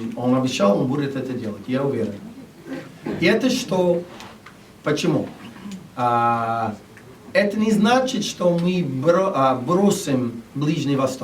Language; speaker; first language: Russian; non-native, fluent; English